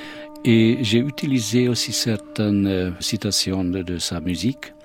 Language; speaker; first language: French; non-native, fluent; Hungarian